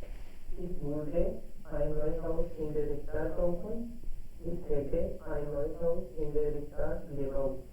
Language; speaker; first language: German; non-native, learner; Hindi